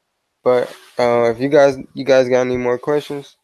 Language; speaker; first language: English; native; English